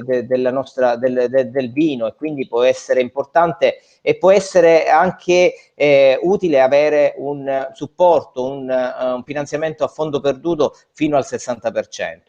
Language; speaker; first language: Italian; native; Italian